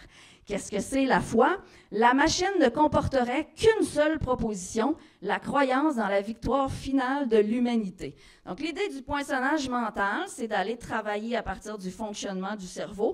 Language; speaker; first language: French; native; French